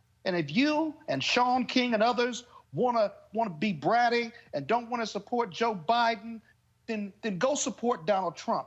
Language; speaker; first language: English; native; English